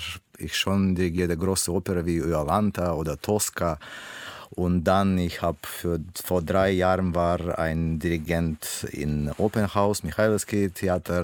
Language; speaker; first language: German; non-native, learner; Russian